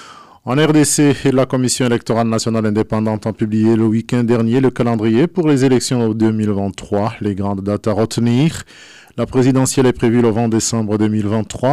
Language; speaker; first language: French; non-native, local second language; Rundi